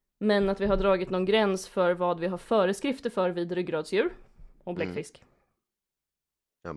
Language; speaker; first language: Swedish; native; Swedish